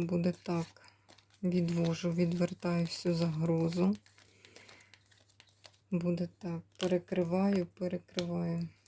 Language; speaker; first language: Ukrainian; native; Ukrainian